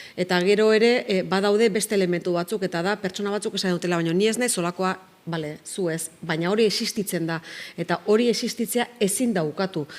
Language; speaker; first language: Basque; native; Basque